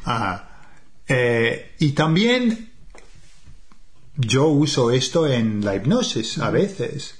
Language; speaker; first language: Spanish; non-native, fluent; English